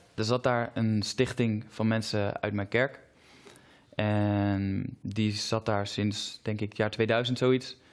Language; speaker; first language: Dutch; native; Dutch